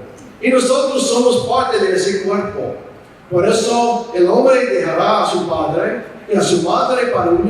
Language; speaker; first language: Spanish; non-native, fluent; English